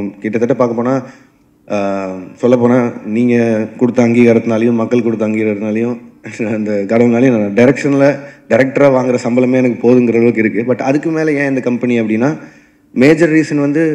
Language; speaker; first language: Tamil; native; Tamil